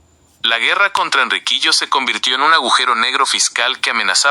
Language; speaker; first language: Spanish; native; Spanish